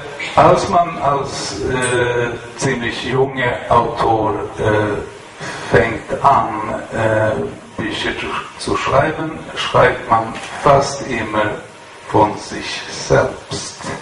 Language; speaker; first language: German; non-native, fluent; Swedish